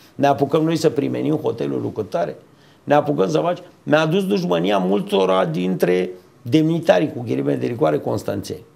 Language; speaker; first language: Romanian; native; Romanian